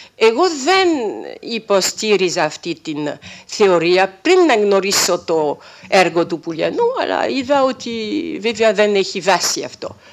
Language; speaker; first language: Greek; non-native, fluent; French